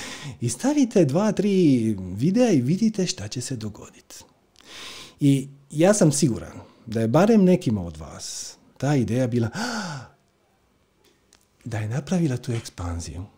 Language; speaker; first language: Croatian; native; Croatian